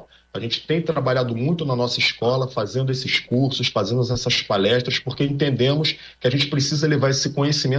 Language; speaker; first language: Portuguese; native; Portuguese